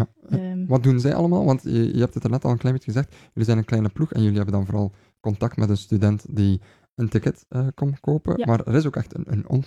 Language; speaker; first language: Dutch; native; Dutch